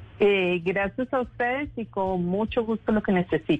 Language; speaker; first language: Spanish; native; Spanish